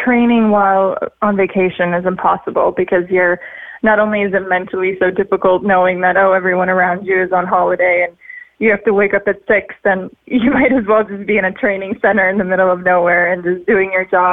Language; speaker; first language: English; early bilingual, other home language; Russian